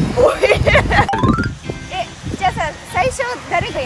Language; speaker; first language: Japanese; non-native, fluent; German